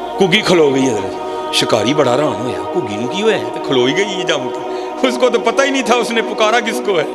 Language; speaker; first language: Urdu; non-native, local second language; Punjabi